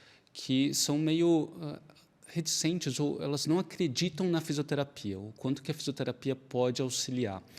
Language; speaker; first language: Portuguese; native; Portuguese